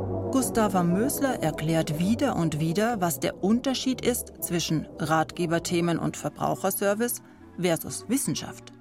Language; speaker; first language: German; native; German